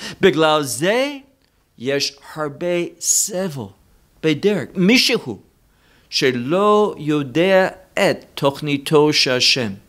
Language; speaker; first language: Hebrew; non-native, fluent; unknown